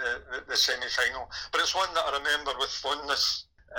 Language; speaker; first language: English; native; English